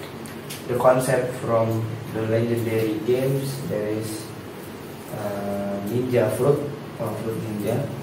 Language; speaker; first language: English; non-native, learner; Indonesian